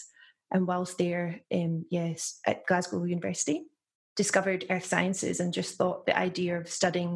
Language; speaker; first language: English; native; English